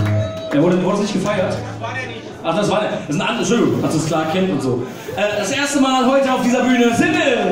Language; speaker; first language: German; native; German